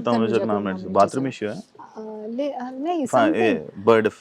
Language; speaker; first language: Telugu; native; Telugu